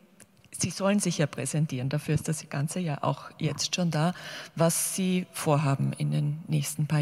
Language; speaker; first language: German; native; German